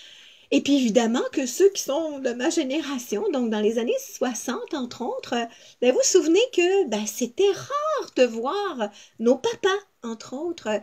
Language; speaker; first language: French; native; French